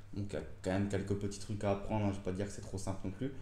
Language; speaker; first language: French; native; French